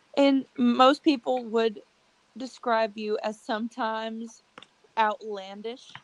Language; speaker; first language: English; native; English